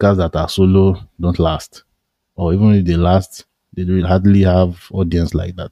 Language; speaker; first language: English; non-native, local second language; Yoruba